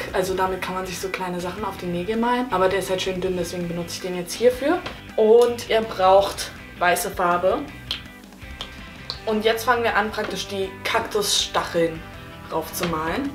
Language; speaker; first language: German; native; German